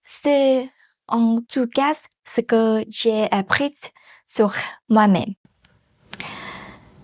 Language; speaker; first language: French; non-native, learner; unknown